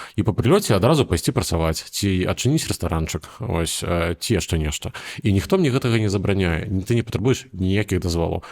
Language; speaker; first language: Belarusian; native; Belarusian